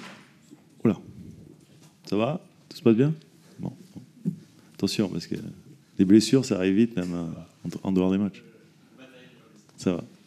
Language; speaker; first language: French; native; French